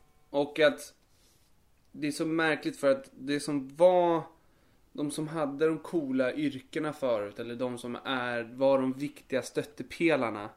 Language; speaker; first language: Swedish; native; Swedish